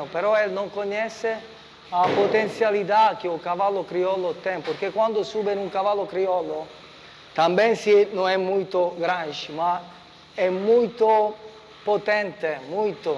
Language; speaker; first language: Portuguese; non-native, learner; Italian